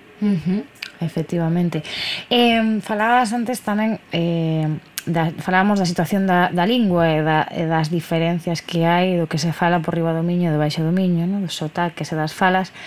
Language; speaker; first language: Galician; non-native, local second language; Spanish